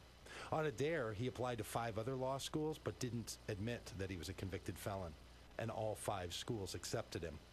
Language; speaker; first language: English; native; English